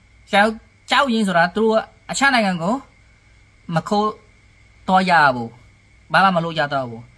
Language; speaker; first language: Burmese; non-native, learner; Khmer